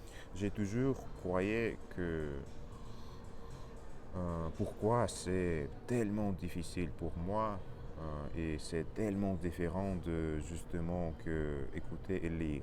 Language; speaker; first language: French; non-native, learner; Russian